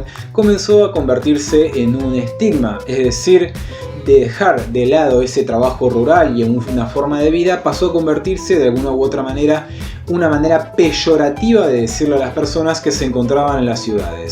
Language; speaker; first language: Spanish; native; Spanish